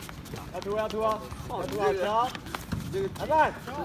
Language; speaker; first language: Chinese; native; Chinese